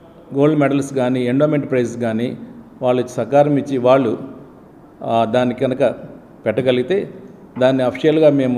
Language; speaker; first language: Telugu; native; Telugu